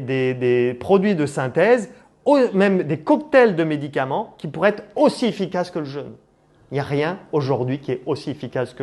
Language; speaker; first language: French; native; French